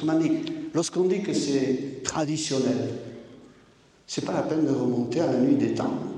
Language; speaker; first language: French; native; French